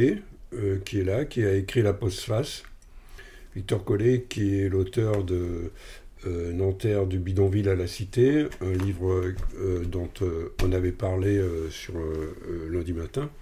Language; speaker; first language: French; native; French